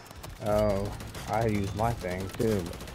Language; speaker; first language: English; native; English